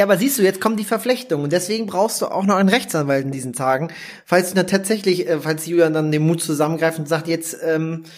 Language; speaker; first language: German; native; German